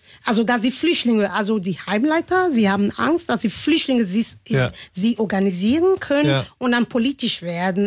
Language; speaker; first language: German; non-native, fluent; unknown